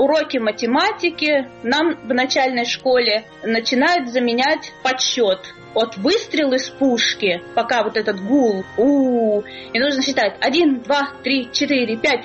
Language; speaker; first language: Russian; native; Russian